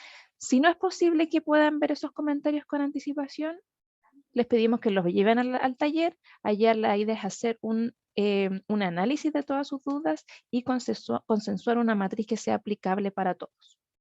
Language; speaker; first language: Spanish; native; Spanish